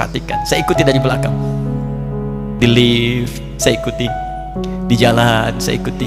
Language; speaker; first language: Indonesian; native; Indonesian